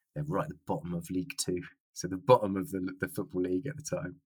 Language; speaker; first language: English; native; English